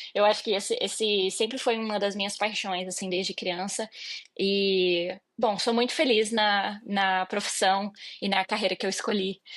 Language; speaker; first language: Portuguese; native; Portuguese